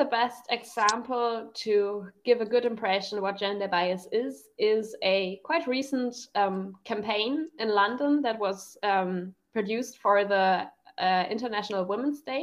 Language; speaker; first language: English; non-native, fluent; German